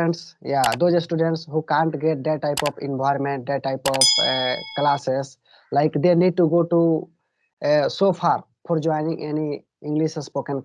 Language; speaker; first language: English; non-native, learner; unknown